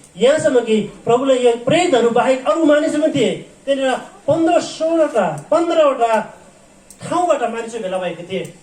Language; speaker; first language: Nepali; non-native, local second language; Eastern Tamang